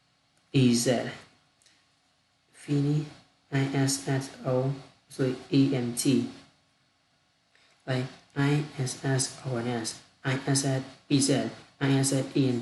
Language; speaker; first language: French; non-native, learner; Vietnamese